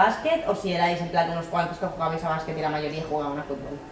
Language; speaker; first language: Spanish; native; Spanish